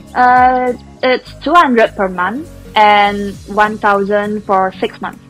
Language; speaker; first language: English; non-native, local second language; Chinese